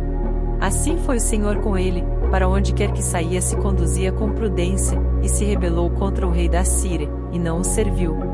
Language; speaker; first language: Portuguese; native; Portuguese